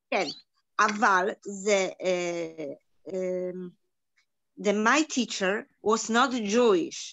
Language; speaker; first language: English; non-native, learner; Polish